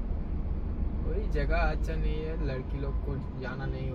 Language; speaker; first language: Hindi; non-native, local second language; Bangla